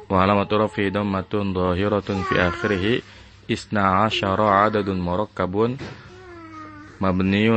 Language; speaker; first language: Arabic; non-native, fluent; Indonesian